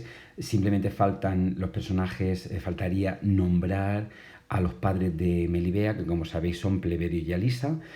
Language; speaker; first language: Spanish; native; Spanish